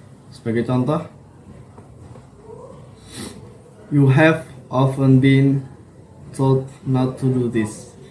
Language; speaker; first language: English; non-native, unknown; Indonesian